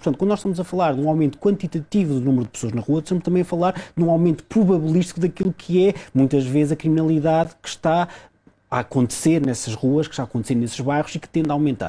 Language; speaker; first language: Portuguese; native; Portuguese